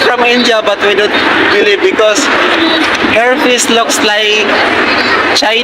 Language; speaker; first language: English; non-native, local second language; Filipino